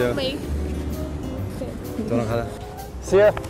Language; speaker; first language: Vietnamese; non-native, learner; English